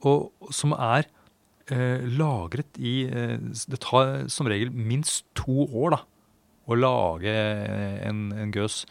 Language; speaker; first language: Norwegian; non-native, fluent; Swedish